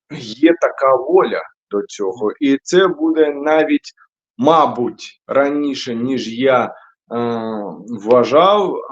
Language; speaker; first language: Ukrainian; non-native, local second language; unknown